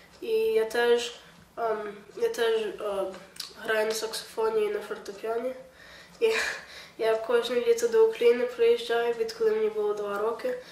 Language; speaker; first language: Ukrainian; early bilingual, heritage; Ukrainian